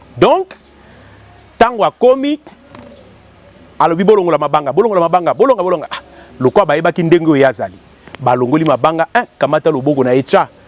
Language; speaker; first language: Lingala; non-native, local second language; Kongo